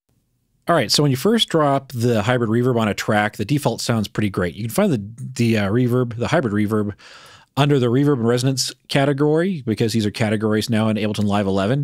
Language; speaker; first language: English; native; English